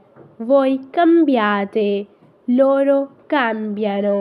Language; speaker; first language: Italian; non-native, fluent; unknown